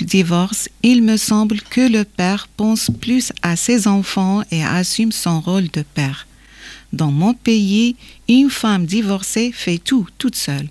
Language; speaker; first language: French; non-native, local second language; Arabic